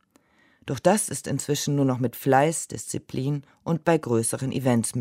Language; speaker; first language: German; native; German